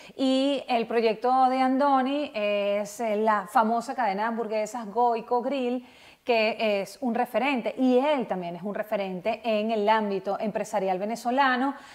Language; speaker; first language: Spanish; native; Spanish